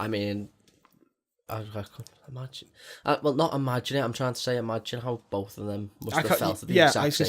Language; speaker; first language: English; native; English